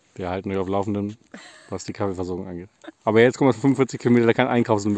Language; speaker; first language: German; native; German